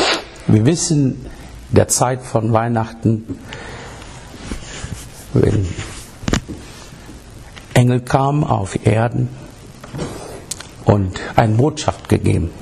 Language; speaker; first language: German; non-native, learner; English